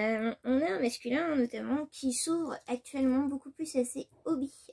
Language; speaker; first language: French; native; French